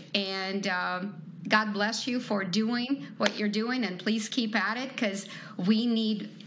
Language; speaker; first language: English; non-native, fluent; Ukrainian